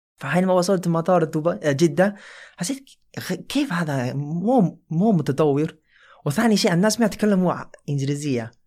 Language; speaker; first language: Arabic; non-native, fluent; Chinese